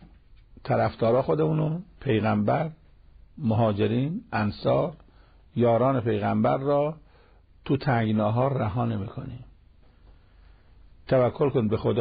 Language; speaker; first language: Persian; native; Persian